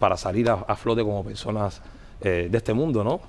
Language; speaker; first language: Spanish; native; Spanish